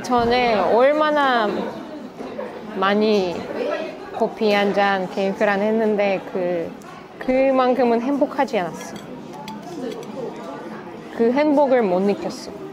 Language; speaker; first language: Korean; non-native, learner; Russian